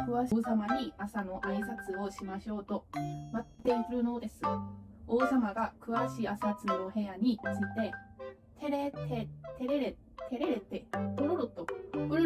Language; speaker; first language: Japanese; non-native, learner; Korean